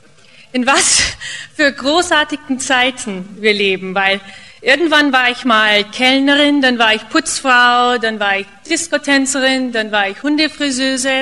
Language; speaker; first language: German; non-native, fluent; English